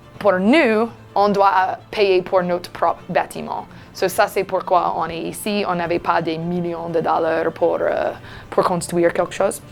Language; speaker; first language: French; non-native, fluent; English